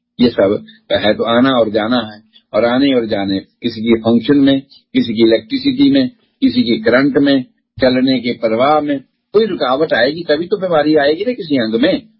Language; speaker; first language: Hindi; non-native, local second language; Punjabi